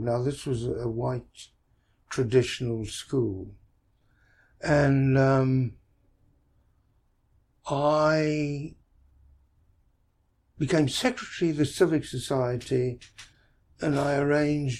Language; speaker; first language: English; native; English